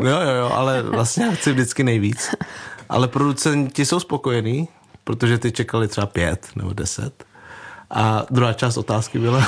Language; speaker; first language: Czech; early bilingual, other home language; Vietnamese